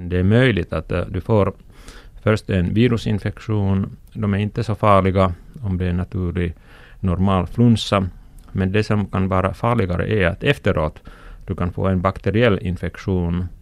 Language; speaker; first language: Swedish; non-native, local second language; Finnish